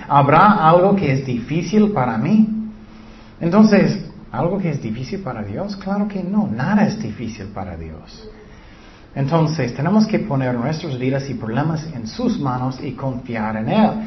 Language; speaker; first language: Spanish; non-native, learner; English